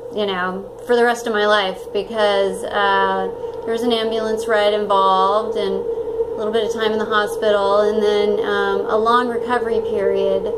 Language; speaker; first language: English; native; English